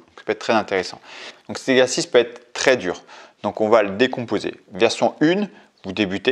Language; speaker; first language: French; native; French